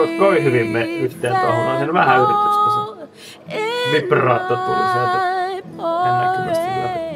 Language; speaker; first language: Finnish; native; Finnish